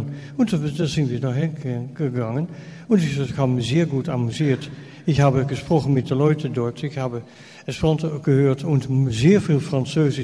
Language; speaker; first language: German; non-native, fluent; Dutch